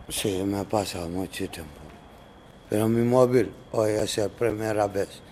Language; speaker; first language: Spanish; non-native, learner; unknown